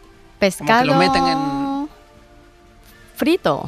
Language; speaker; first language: Spanish; non-native, learner; Thai